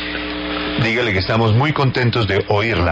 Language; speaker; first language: Spanish; native; Spanish